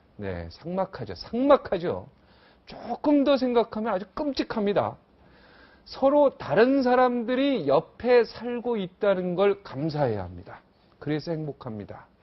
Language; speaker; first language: Korean; native; Korean